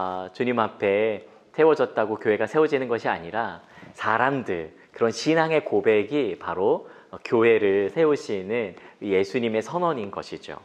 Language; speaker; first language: Korean; native; Korean